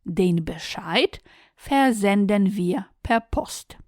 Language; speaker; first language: German; non-native, fluent; Polish